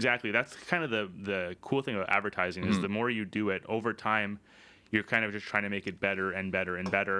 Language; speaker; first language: English; native; English